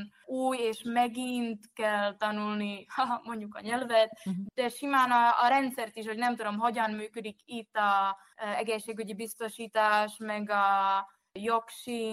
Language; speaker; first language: Hungarian; non-native, fluent; Czech